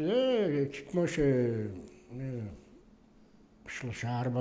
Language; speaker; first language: Hebrew; non-native, fluent; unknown